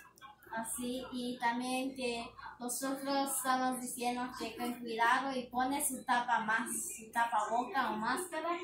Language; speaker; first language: Spanish; early bilingual, heritage; Spanish